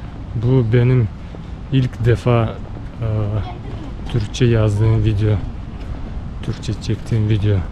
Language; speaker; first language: Turkish; non-native, learner; Bashkir